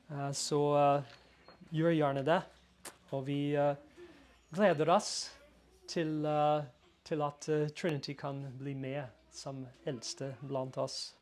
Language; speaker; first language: Norwegian; non-native, fluent; English